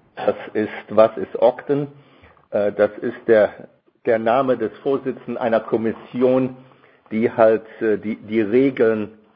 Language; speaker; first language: German; native; German